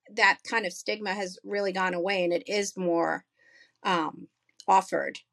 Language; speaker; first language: English; native; English